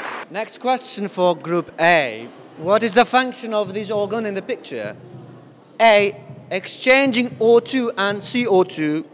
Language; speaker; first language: English; non-native, fluent; Central Kurdish